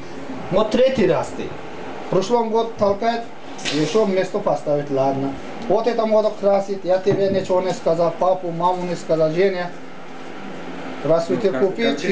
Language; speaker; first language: Russian; non-native, learner; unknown